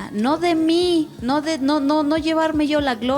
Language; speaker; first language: Spanish; native; Spanish